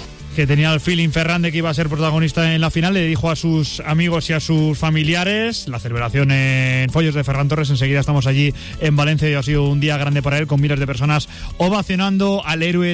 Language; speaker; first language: Spanish; native; Spanish